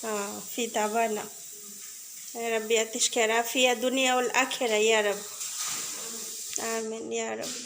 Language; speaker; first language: Arabic; non-native, learner; Bangla